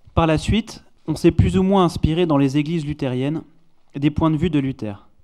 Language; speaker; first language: French; non-native, fluent; Hebrew